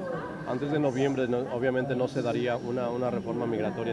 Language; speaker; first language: Spanish; native; Spanish